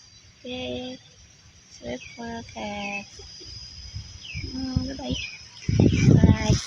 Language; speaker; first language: English; non-native, learner; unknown